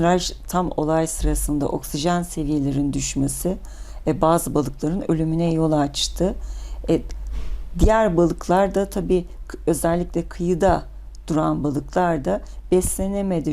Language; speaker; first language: Turkish; native; Turkish